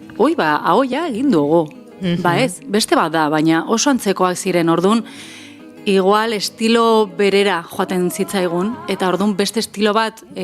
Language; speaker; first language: Basque; non-native, local second language; Spanish